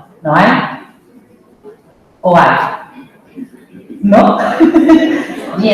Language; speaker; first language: Spanish; non-native, fluent; Portuguese